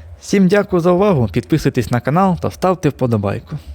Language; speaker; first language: Ukrainian; native; Ukrainian